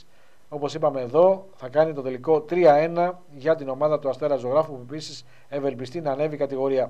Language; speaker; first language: Greek; native; Greek